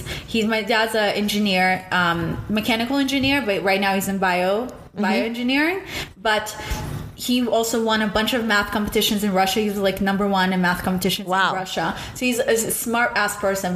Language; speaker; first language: English; non-native, fluent; Russian